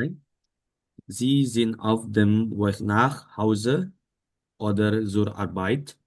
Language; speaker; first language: German; non-native, learner; Indonesian